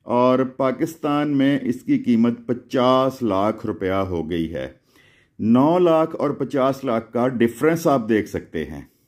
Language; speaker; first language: Urdu; non-native, local second language; Punjabi